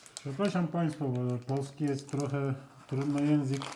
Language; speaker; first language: Polish; non-native, learner; Turkish